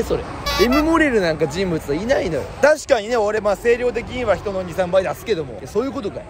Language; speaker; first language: Japanese; native; Japanese